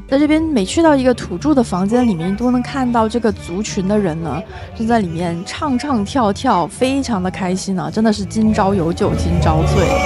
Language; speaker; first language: Chinese; native; Chinese